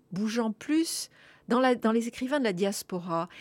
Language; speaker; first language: French; native; French